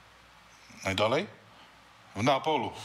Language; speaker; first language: Polish; native; Polish